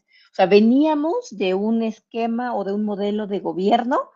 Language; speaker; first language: Spanish; native; Spanish